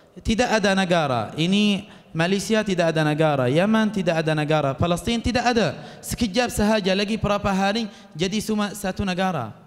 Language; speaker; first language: Malay; non-native, fluent; Arabic